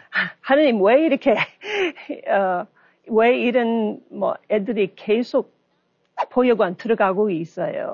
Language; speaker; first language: Korean; non-native, learner; English